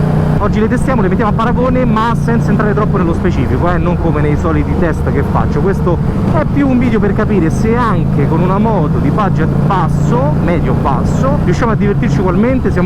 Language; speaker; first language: Italian; native; Italian